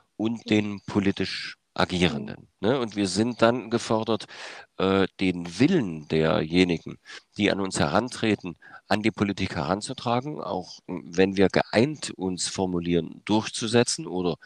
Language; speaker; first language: German; native; German